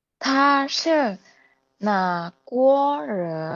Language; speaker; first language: Chinese; non-native, learner; Indonesian